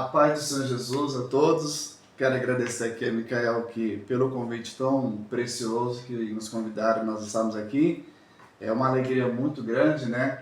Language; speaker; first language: Portuguese; native; Portuguese